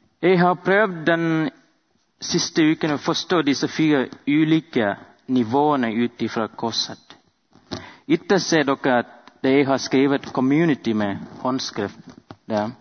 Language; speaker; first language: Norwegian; non-native, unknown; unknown